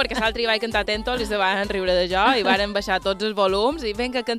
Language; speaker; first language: Catalan; native; Catalan